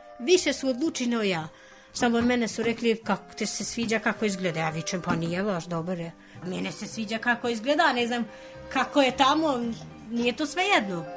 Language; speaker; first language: Serbian; non-native, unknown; Albanian